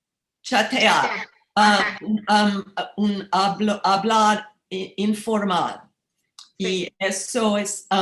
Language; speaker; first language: Spanish; non-native, learner; English